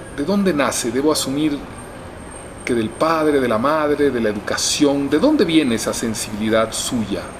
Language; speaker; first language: Spanish; native; Spanish